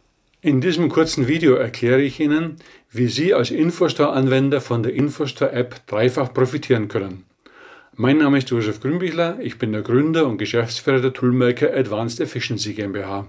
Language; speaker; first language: German; native; German